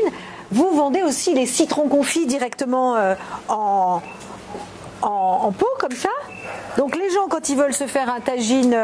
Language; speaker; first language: French; native; French